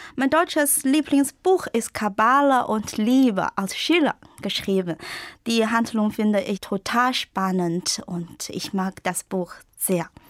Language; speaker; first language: German; non-native, fluent; Chinese